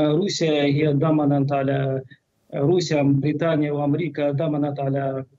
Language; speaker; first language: Arabic; non-native, fluent; Ukrainian